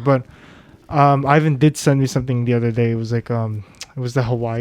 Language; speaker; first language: English; native; English